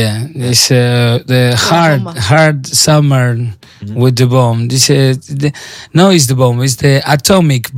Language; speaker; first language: English; non-native, learner; Spanish